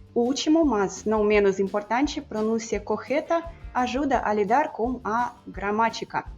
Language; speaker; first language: Portuguese; non-native, fluent; Russian